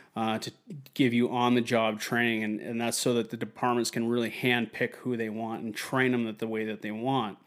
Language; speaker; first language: English; native; English